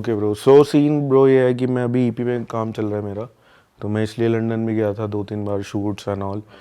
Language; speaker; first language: Hindi; non-native, fluent; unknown